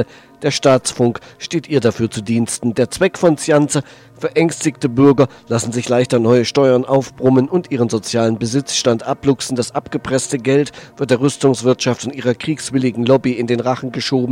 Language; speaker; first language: German; native; German